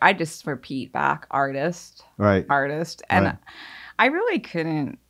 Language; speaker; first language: English; native; English